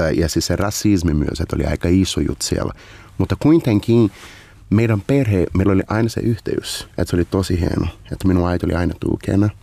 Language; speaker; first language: Finnish; non-native, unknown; Portuguese